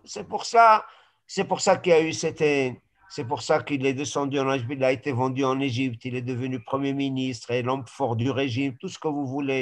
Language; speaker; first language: French; native; French